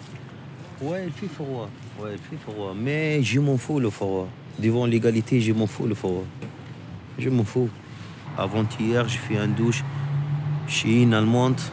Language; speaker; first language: French; non-native, local second language; Arabic